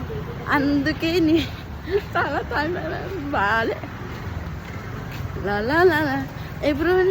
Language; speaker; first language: Telugu; non-native, learner; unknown